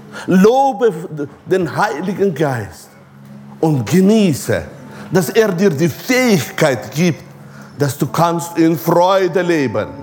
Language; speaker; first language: German; non-native, fluent; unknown